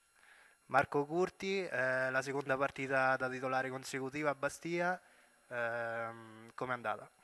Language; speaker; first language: Italian; native; Italian